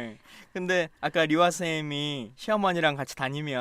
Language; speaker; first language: Korean; native; Korean